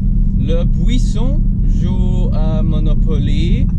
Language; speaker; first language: French; non-native, learner; English